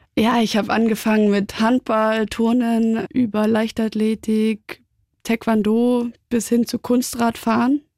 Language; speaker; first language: German; native; German